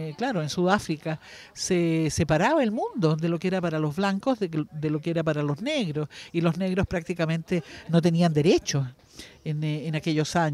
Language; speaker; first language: Spanish; native; Spanish